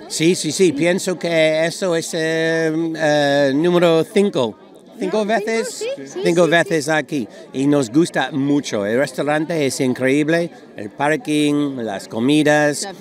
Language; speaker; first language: Spanish; non-native, learner; English